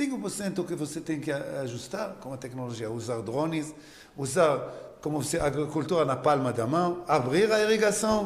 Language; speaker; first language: Portuguese; non-native, learner; Hebrew